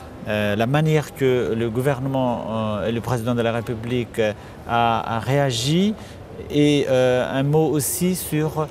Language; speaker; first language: French; non-native, fluent; Kurdish